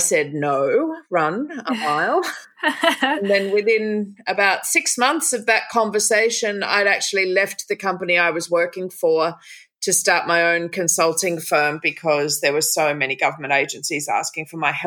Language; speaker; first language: English; native; English